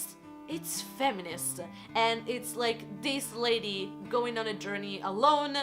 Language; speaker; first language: English; non-native, fluent; Italian